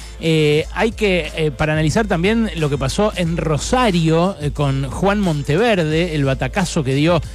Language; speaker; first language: Spanish; native; Spanish